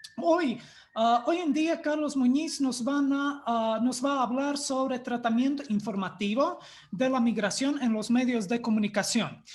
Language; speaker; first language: Spanish; non-native, fluent; Latvian